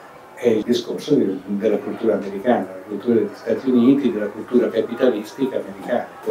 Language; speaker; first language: Italian; native; Italian